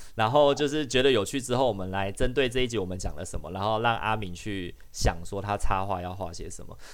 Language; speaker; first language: Chinese; non-native, local second language; Min Nan Chinese